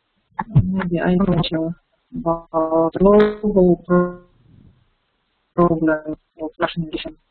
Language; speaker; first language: English; non-native, fluent; Russian